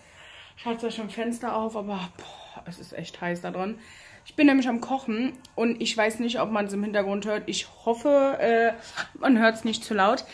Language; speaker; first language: German; native; German